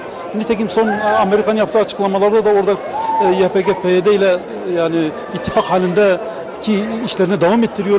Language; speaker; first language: Turkish; native; Turkish